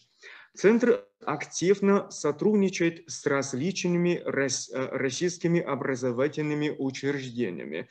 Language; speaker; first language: Russian; non-native, fluent; Chinese